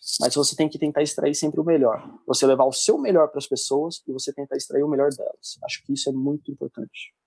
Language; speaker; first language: Portuguese; native; Portuguese